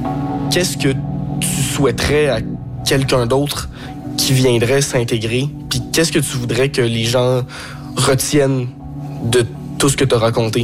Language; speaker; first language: French; native; French